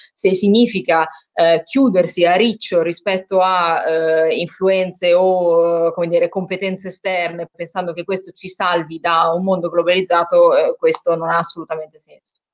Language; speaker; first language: Italian; native; Italian